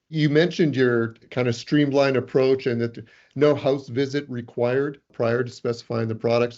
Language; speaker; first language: English; native; English